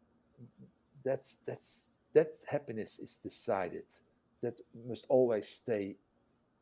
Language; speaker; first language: English; non-native, fluent; Dutch